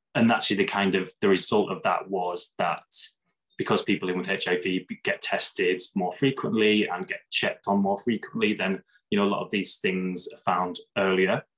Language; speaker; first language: English; native; English